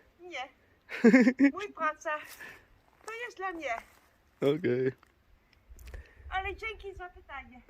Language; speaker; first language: Polish; non-native, learner; Dutch